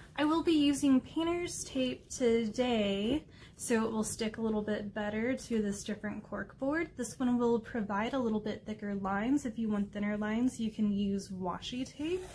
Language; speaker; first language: English; native; English